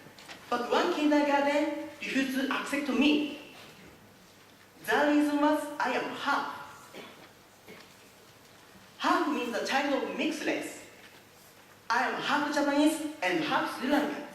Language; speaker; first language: English; non-native, learner; Japanese